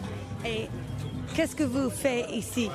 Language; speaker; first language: French; non-native, fluent; English